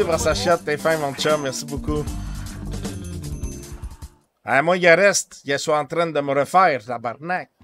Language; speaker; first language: French; native; French